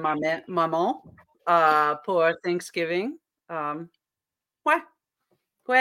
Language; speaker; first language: French; non-native, learner; English